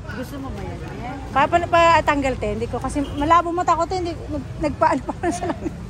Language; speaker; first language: Filipino; native; Filipino